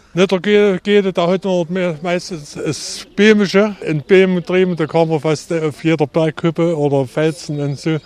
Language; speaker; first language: German; native; German